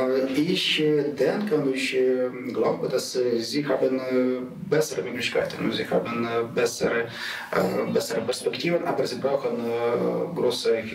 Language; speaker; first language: German; non-native, learner; Ukrainian